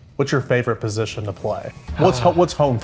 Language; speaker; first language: English; native; English